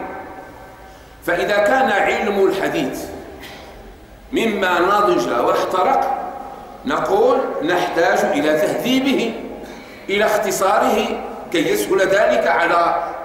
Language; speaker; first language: Arabic; native; Arabic